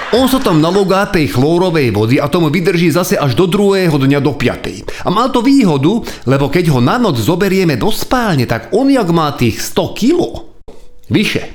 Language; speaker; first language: Slovak; non-native, local second language; Hungarian